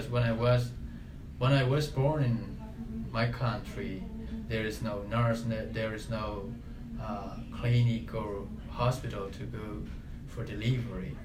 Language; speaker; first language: English; non-native, learner; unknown